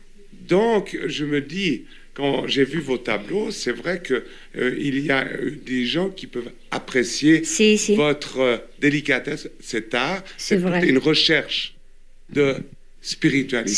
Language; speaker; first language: French; native; French